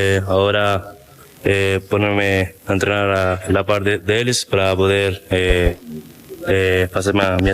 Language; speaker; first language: Portuguese; non-native, learner; Spanish